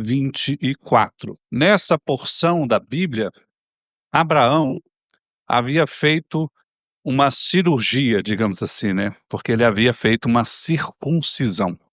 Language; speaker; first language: Portuguese; native; Portuguese